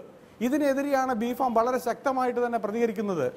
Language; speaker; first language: Malayalam; native; Malayalam